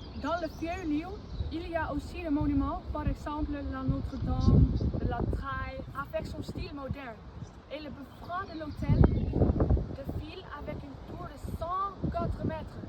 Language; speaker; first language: French; non-native, learner; Dutch